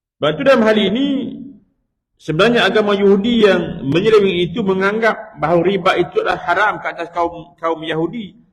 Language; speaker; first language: Malay; native; Malay